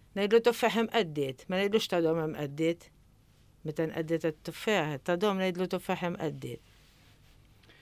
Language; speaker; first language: Maltese; native; Maltese